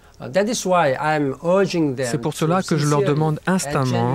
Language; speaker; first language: French; non-native, learner; Korean